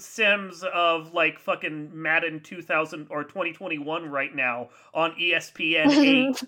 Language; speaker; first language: English; native; English